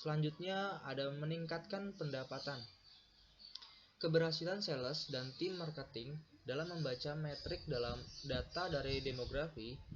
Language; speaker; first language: Indonesian; native; Indonesian